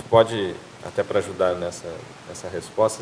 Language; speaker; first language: Portuguese; native; Portuguese